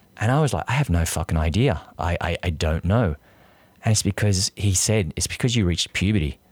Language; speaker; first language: English; native; English